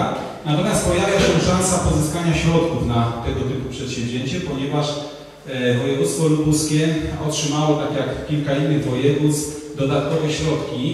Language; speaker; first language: Polish; native; Polish